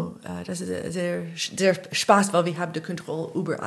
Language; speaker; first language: German; non-native, learner; English